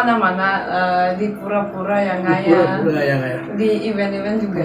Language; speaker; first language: Indonesian; non-native, learner; Russian